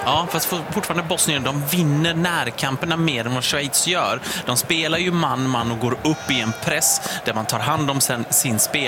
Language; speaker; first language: Swedish; native; Swedish